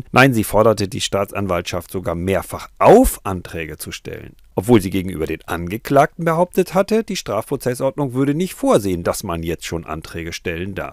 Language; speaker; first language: German; native; German